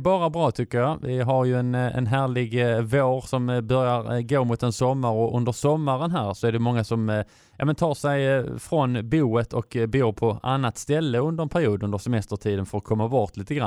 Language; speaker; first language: Swedish; native; Swedish